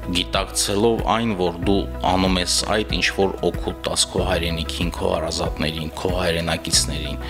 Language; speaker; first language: Armenian; native; Armenian